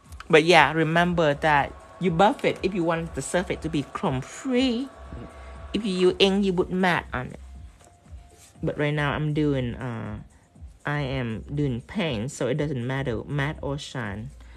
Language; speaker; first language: English; non-native, fluent; Vietnamese